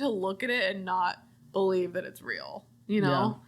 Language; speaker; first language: English; native; English